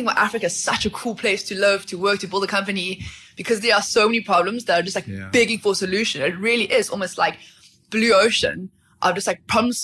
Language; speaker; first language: English; native; English